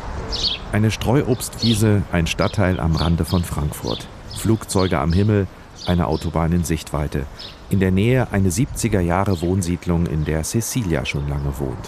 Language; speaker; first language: German; native; German